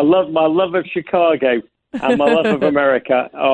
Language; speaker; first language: English; native; English